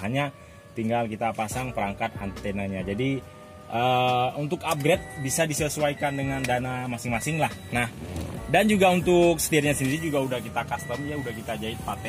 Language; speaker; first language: Indonesian; native; Indonesian